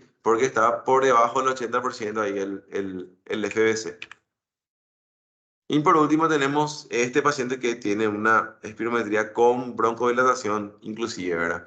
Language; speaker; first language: Spanish; native; Spanish